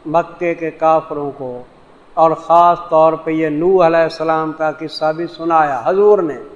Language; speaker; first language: Urdu; non-native, local second language; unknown